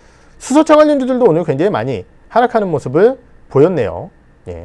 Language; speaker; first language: Korean; native; Korean